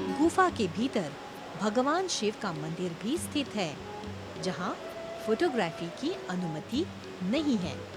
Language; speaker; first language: Hindi; non-native, local second language; Morisyen